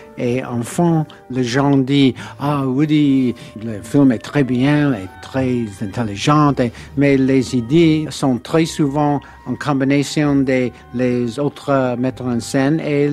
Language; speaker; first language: French; non-native, learner; English